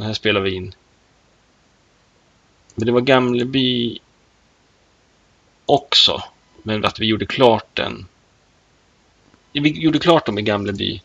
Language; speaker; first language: Swedish; native; Swedish